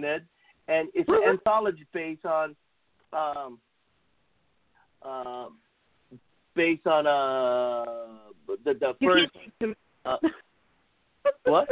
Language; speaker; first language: English; non-native, fluent; Korean